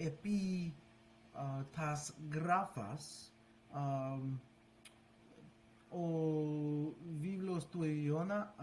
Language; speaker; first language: Greek; non-native, learner; English